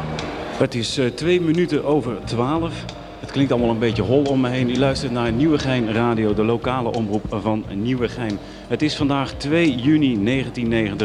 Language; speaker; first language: Dutch; native; Dutch